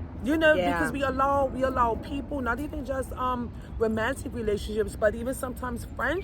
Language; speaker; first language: English; native; English